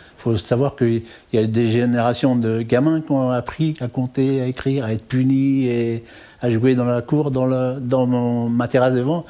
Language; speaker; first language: French; native; French